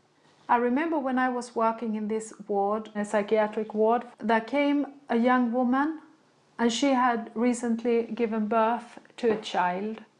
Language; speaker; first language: English; non-native, fluent; Swedish